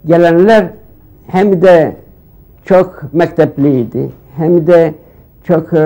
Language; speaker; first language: Turkish; early bilingual, heritage; Turkish